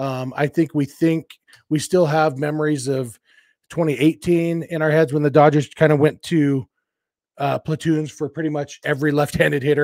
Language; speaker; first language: English; native; English